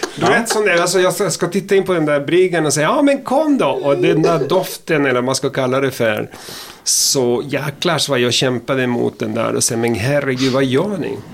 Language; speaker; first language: Swedish; non-native, fluent; Spanish